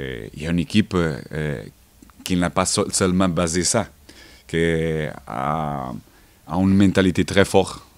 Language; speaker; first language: French; non-native, learner; Portuguese